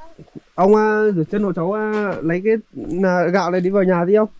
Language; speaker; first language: Vietnamese; native; Vietnamese